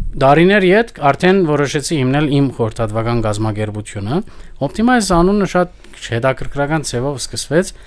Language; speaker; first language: Armenian; early bilingual, heritage; Armenian